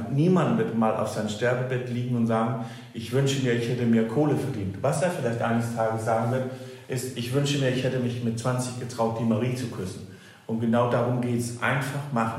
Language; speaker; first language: German; non-native, fluent; Danish